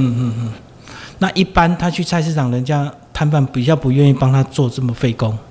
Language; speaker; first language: Chinese; native; Chinese